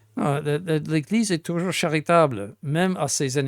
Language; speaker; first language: French; non-native, fluent; English